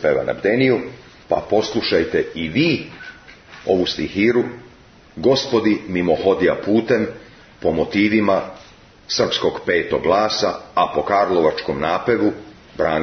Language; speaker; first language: Serbian; native; Serbian